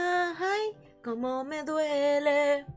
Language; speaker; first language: Spanish; native; Spanish